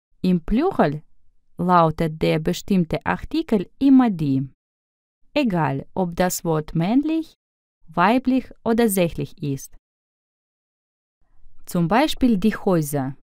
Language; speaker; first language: German; non-native, fluent; Russian